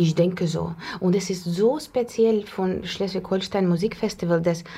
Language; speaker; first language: German; non-native, learner; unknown